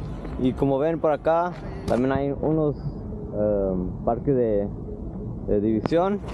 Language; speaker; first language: Spanish; early bilingual, heritage; Spanish